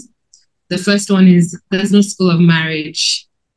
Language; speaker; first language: English; non-native, local second language; Yoruba